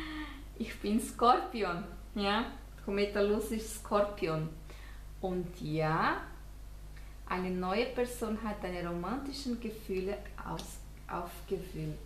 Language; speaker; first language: German; non-native, fluent; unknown